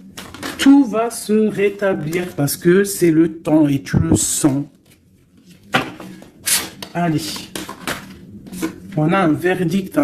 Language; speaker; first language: French; native; French